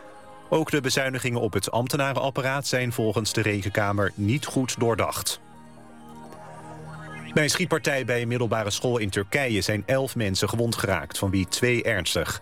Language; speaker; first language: Dutch; native; Dutch